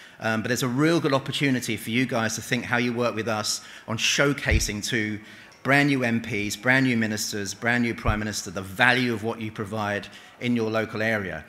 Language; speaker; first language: English; native; English